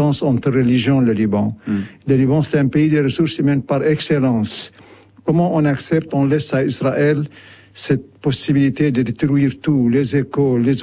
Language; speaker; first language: French; non-native, local second language; Arabic